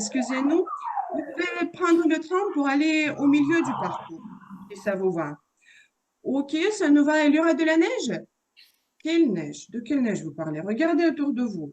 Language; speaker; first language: French; non-native, fluent; Russian